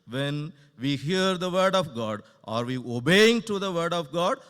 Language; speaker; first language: English; non-native, local second language; Tamil